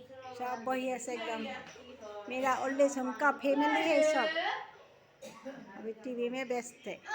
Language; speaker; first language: Hindi; non-native, local second language; Assamese